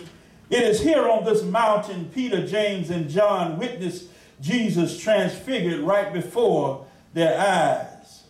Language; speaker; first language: English; native; English